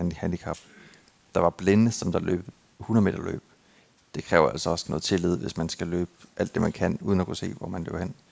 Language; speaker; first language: Danish; native; Danish